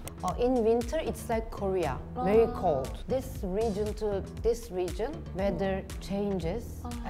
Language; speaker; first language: English; non-native, fluent; Turkish